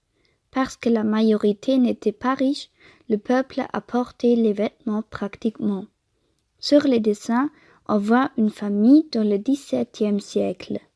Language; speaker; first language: French; non-native, learner; German